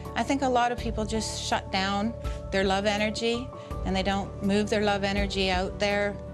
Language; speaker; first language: English; native; English